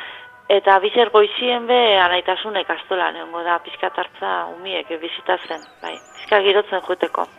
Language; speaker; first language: Basque; native; Basque